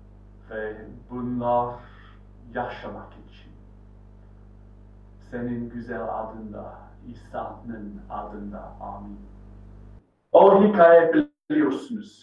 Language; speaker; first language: Turkish; non-native, fluent; English